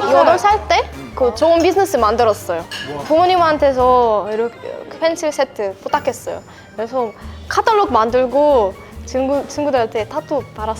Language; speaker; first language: Korean; non-native, learner; Russian